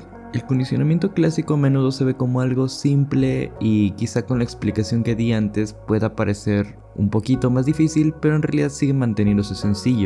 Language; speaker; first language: Spanish; native; Spanish